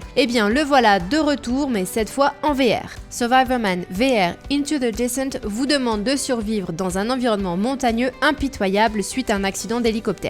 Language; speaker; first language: French; native; French